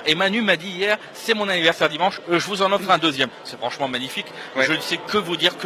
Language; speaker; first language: French; native; French